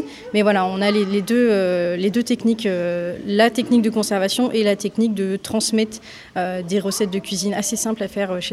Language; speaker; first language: French; native; French